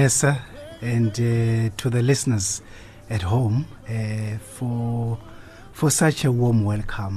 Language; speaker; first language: English; non-native, local second language; Zulu